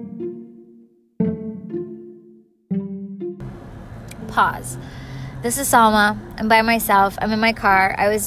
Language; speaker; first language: English; native; English